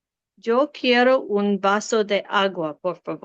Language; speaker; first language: Spanish; non-native, learner; English